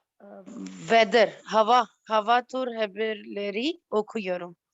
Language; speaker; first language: Turkish; non-native, learner; Urdu